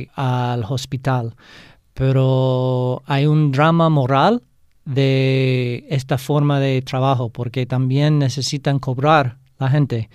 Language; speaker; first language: Spanish; non-native, fluent; English